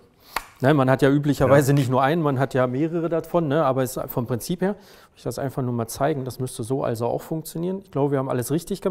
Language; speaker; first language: German; native; German